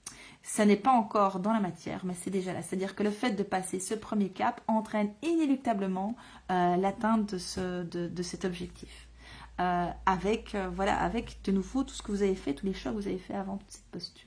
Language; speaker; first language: French; native; French